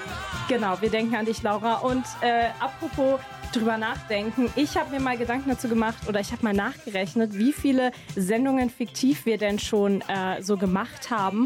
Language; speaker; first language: German; native; German